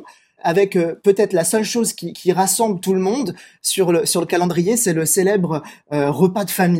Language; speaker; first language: French; native; French